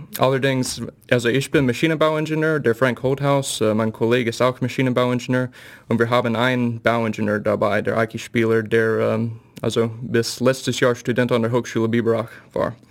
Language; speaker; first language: German; non-native, fluent; English